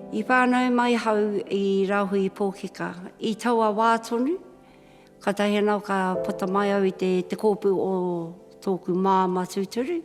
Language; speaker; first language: Māori; non-native, local second language; English